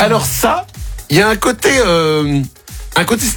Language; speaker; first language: French; native; French